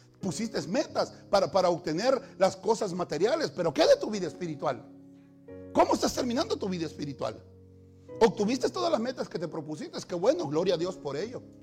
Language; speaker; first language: Spanish; native; Spanish